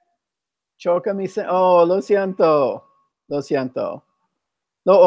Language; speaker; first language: Spanish; non-native, fluent; English